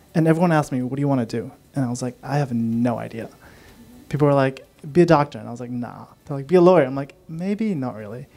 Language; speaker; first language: English; native; English